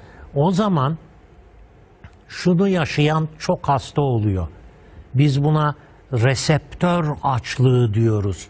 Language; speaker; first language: Turkish; native; Turkish